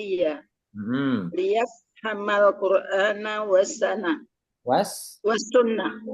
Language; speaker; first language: Arabic; non-native, learner; Indonesian